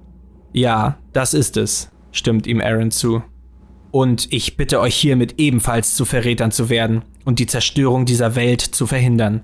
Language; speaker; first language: German; native; German